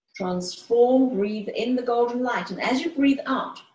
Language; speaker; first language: English; early bilingual, other home language; Greek